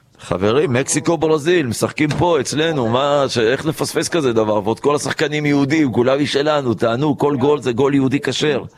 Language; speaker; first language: Hebrew; native; Hebrew